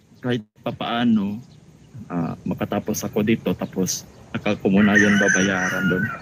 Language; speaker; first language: Filipino; non-native, local second language; Cebuano